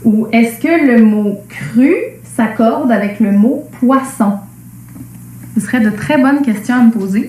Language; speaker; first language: French; native; French